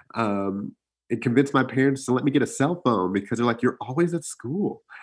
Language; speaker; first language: English; native; English